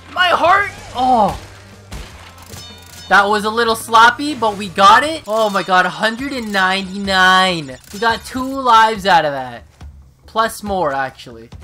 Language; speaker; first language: English; native; English